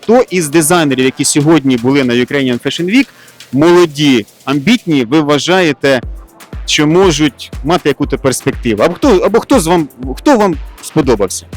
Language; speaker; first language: Ukrainian; native; Ukrainian